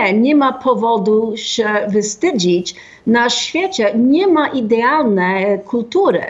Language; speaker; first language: Polish; non-native, fluent; English